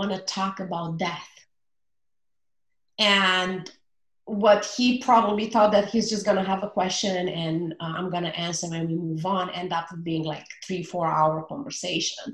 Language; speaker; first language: English; non-native, fluent; Romanian